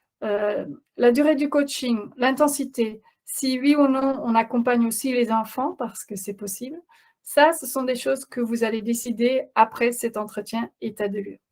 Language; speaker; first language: French; non-native, fluent; Dutch